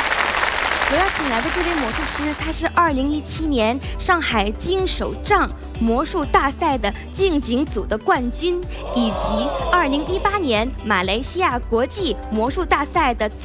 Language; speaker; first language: Chinese; native; Chinese